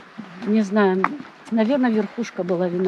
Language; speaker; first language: Russian; native; Russian